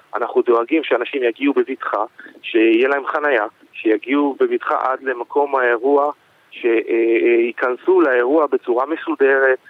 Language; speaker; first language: Hebrew; native; Hebrew